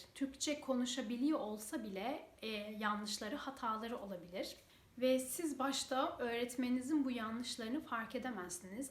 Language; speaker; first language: Turkish; native; Turkish